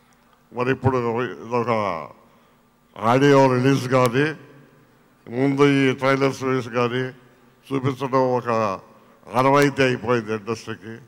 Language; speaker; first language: Telugu; native; Telugu